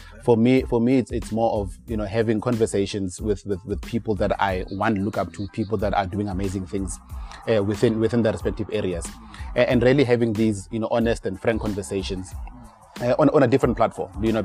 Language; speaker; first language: English; non-native, local second language; Tswana